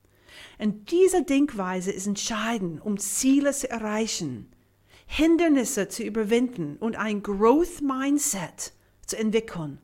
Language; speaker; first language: German; non-native, fluent; English